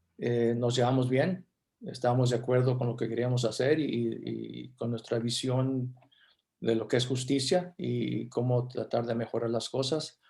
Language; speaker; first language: Spanish; early bilingual, heritage; Spanish